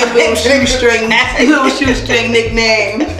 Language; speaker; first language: English; native; English